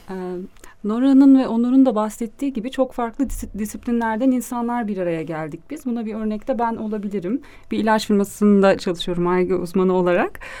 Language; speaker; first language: Turkish; native; Turkish